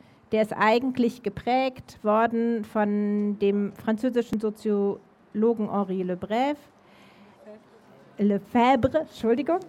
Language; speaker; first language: German; native; German